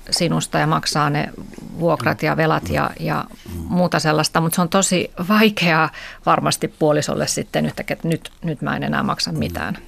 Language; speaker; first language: Finnish; native; Finnish